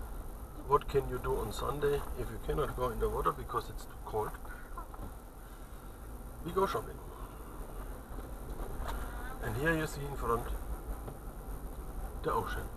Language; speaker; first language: English; non-native, learner; German